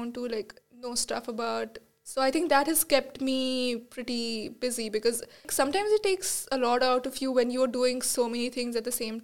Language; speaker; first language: English; non-native, local second language; Marathi